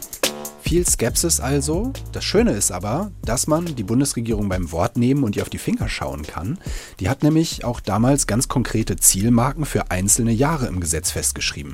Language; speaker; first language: German; native; German